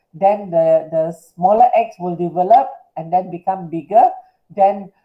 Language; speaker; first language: English; non-native, local second language; Malay